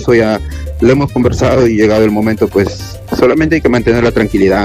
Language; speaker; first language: Spanish; native; Spanish